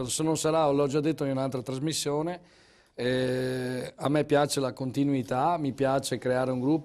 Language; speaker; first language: Italian; native; Italian